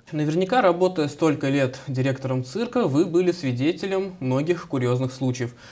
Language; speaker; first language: Russian; native; Russian